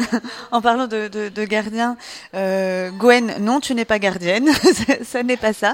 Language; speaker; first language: French; native; French